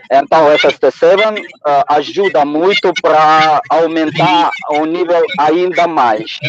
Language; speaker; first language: Portuguese; non-native, fluent; Russian